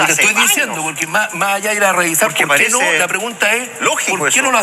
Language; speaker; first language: Spanish; native; Spanish